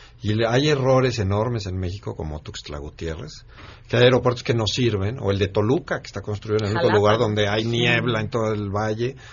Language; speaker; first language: Spanish; native; Spanish